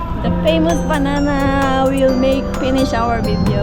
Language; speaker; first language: English; non-native, learner; Filipino